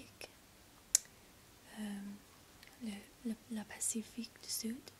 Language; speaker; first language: French; non-native, learner; English